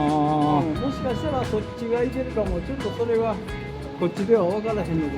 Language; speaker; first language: Japanese; native; Japanese